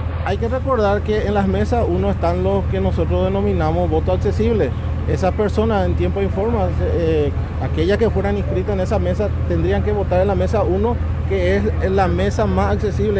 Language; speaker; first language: Spanish; native; Spanish